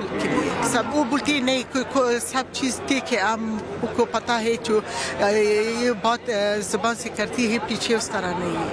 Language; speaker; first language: Hindi; non-native, learner; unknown